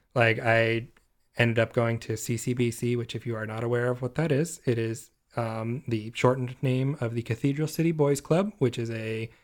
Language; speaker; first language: English; native; English